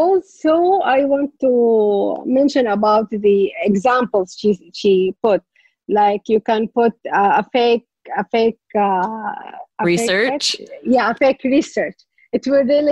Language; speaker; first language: English; non-native, fluent; Arabic